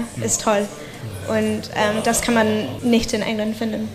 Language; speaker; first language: German; non-native, fluent; English